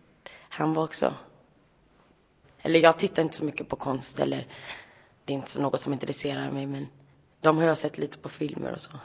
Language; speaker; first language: Swedish; early bilingual, other home language; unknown